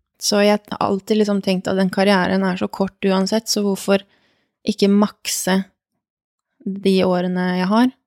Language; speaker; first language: Norwegian; early bilingual, other home language; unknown